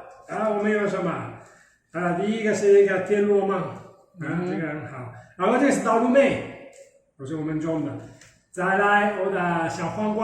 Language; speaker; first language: Chinese; non-native, fluent; Italian